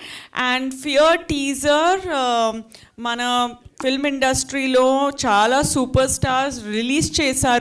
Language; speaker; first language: Telugu; non-native, fluent; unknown